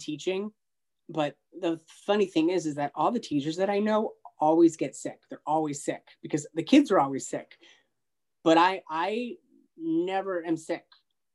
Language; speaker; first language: English; native; English